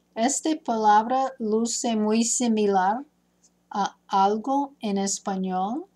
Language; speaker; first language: Spanish; non-native, fluent; English